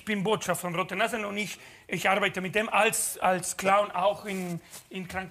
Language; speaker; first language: German; non-native, fluent; Spanish